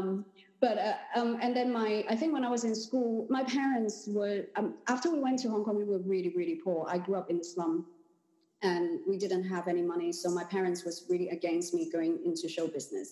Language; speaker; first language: English; non-native, local second language; Cantonese